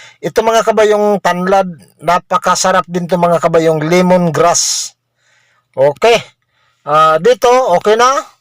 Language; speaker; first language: Filipino; non-native, local second language; Cebuano